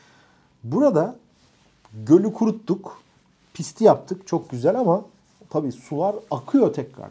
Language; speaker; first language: Turkish; native; Turkish